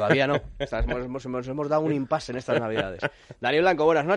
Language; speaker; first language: Spanish; native; Spanish